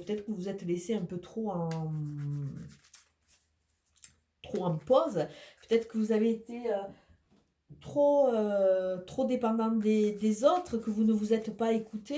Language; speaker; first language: French; native; French